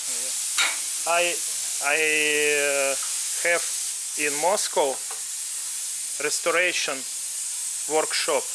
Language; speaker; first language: English; non-native, learner; Russian